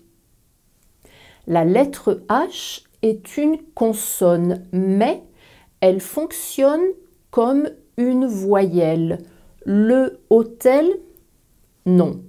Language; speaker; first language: French; native; French